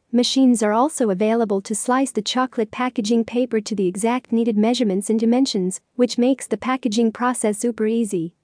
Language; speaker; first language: English; non-native, learner; Arabic